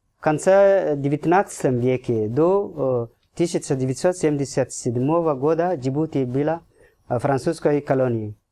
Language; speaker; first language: Russian; non-native, fluent; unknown